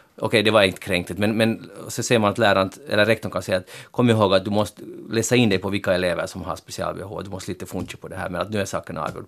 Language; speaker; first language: Swedish; native; Swedish